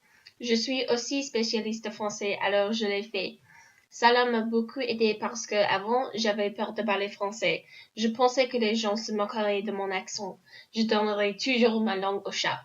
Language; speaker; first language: French; non-native, learner; English